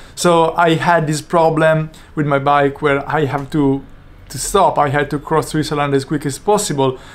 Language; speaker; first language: English; non-native, fluent; Italian